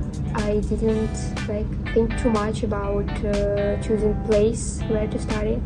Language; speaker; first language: English; non-native, learner; Russian